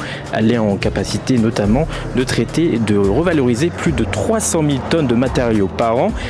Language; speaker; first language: French; native; French